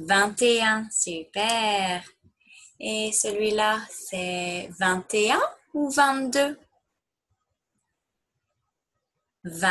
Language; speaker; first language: French; non-native, fluent; English